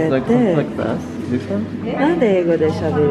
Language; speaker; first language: Japanese; non-native, learner; Filipino